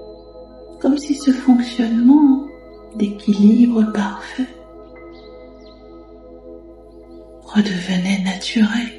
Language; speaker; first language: French; native; French